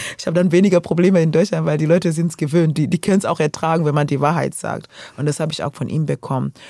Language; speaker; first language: German; non-native, fluent; Luo (Kenya and Tanzania)